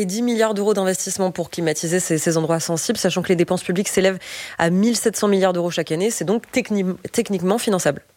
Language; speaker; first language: French; native; French